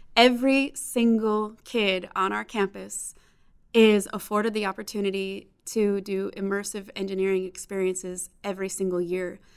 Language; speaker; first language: English; native; English